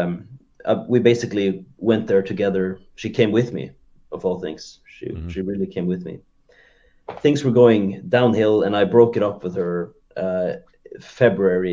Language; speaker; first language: English; non-native, fluent; Norwegian